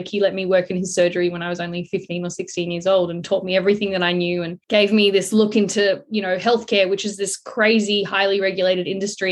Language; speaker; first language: English; native; English